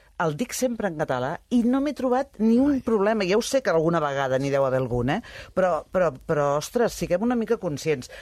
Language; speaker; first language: Catalan; native; Catalan